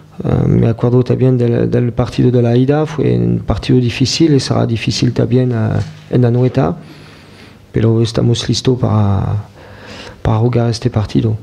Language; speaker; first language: Spanish; non-native, fluent; French